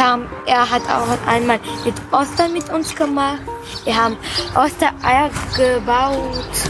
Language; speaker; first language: German; early bilingual, other home language; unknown